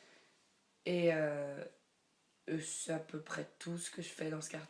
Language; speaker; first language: French; native; French